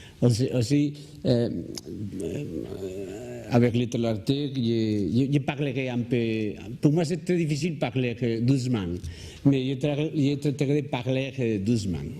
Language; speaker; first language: French; non-native, learner; Spanish